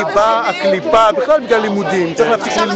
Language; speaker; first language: Hebrew; native; Hebrew